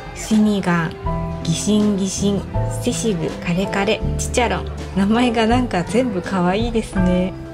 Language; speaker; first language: Japanese; native; Japanese